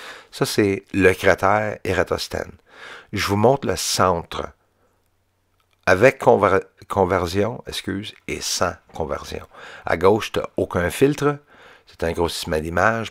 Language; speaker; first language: French; native; French